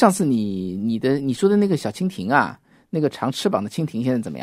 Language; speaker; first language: Chinese; native; Chinese